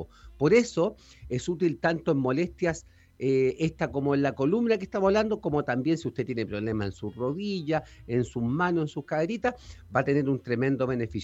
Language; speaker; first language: Spanish; native; Spanish